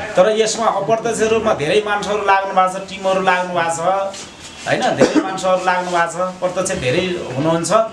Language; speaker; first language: Nepali; native; Nepali